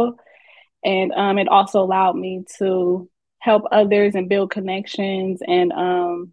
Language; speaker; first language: English; native; English